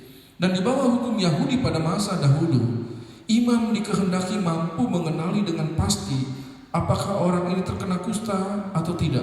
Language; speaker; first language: Indonesian; native; Indonesian